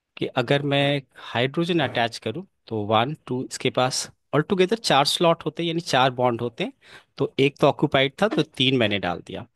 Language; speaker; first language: Hindi; native; Hindi